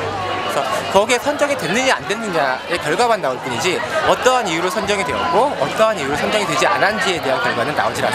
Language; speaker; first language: Korean; native; Korean